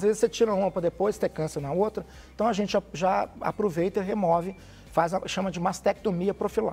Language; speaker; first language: Portuguese; native; Portuguese